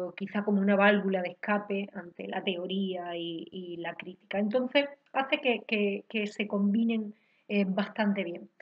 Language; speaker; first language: Spanish; native; Spanish